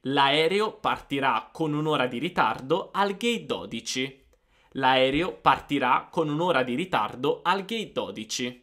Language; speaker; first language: Italian; native; Italian